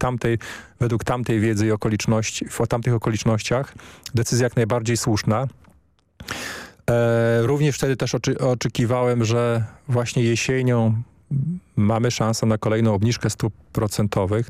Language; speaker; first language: Polish; native; Polish